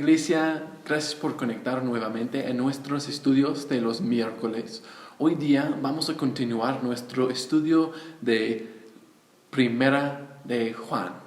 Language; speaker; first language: Spanish; non-native, fluent; English